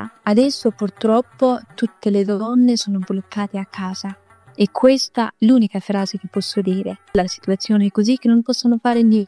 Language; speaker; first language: Italian; non-native, fluent; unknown